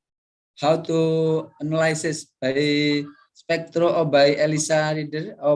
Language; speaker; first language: English; non-native, learner; Indonesian